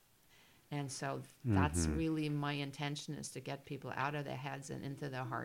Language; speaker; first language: English; non-native, fluent; German